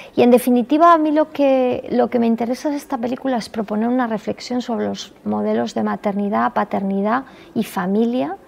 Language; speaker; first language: Spanish; non-native, local second language; Galician